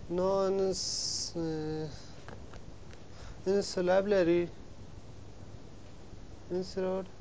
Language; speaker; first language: English; non-native, learner; Punjabi